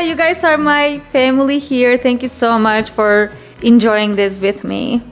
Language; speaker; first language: English; non-native, fluent; Turkish